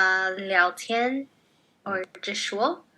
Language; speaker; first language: Chinese; non-native, learner; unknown